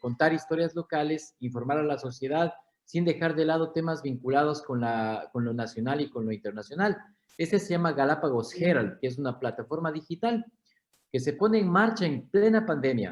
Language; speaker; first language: Spanish; native; Spanish